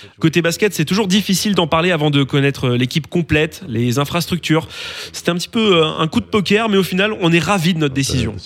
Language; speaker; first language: French; non-native, local second language; English